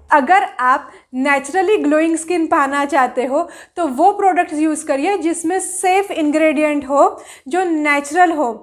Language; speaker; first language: Hindi; non-native, local second language; Marathi